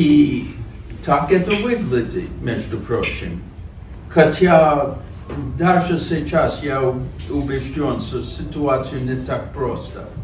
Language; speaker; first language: Russian; non-native, fluent; English